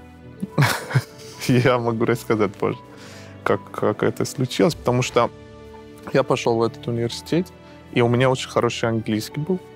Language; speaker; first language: Russian; non-native, fluent; Persian